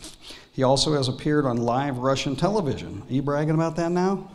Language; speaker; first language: English; native; English